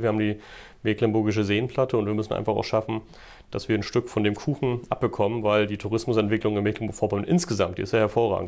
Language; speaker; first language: German; native; German